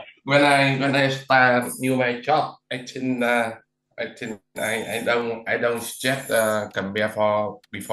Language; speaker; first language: English; non-native, learner; Vietnamese